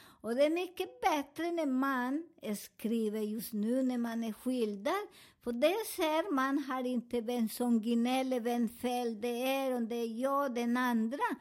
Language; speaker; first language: Swedish; non-native, fluent; Spanish